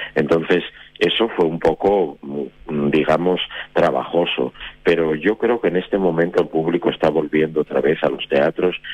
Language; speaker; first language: Spanish; native; Spanish